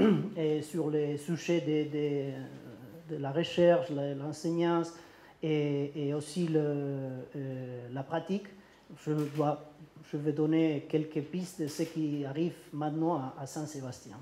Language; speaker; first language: French; non-native, learner; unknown